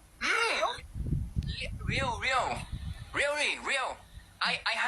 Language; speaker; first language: English; non-native, learner; Thai